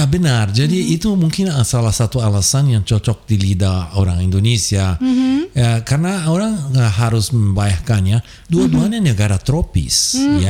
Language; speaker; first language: Indonesian; non-native, fluent; Portuguese